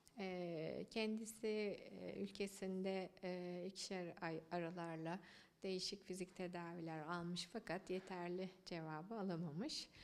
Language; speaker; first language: Turkish; native; Turkish